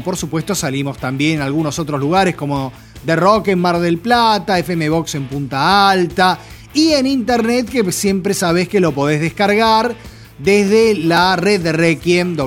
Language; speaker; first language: Spanish; native; Spanish